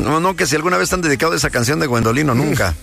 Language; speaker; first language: Spanish; native; Spanish